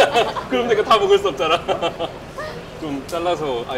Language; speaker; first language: Korean; native; Korean